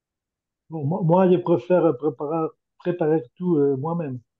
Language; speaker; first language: French; non-native, learner; Spanish